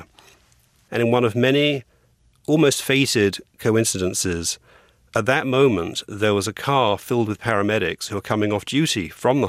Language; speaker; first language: English; native; English